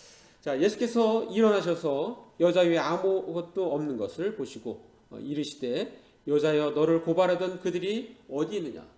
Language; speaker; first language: Korean; native; Korean